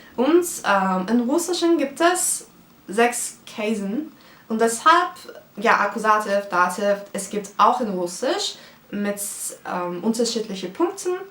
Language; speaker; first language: German; non-native, fluent; Turkish